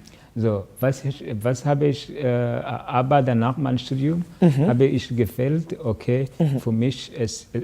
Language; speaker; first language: German; non-native, learner; Kinyarwanda